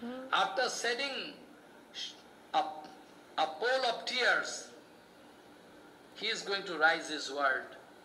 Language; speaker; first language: English; non-native, local second language; Bangla